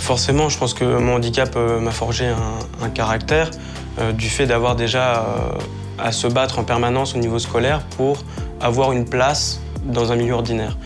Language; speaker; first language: French; native; French